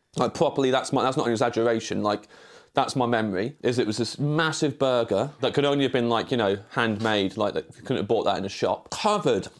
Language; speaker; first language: English; native; English